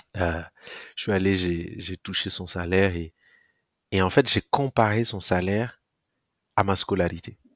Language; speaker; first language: French; non-native, local second language; Mossi